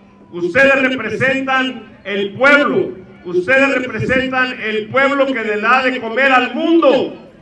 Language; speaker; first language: Spanish; early bilingual, heritage; Spanish